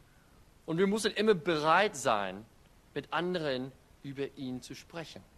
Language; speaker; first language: German; non-native, fluent; English